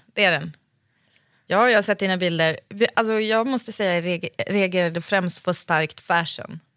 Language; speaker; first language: Swedish; native; Swedish